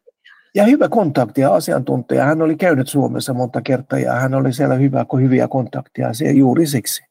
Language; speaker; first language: Finnish; non-native, fluent; Norwegian